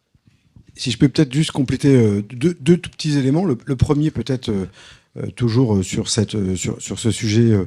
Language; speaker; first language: French; native; French